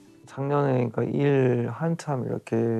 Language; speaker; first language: Korean; native; Korean